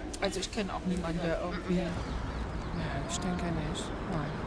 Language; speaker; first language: German; non-native, learner; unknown